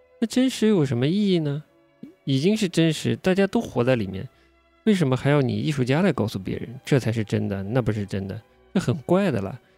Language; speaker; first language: Chinese; native; Chinese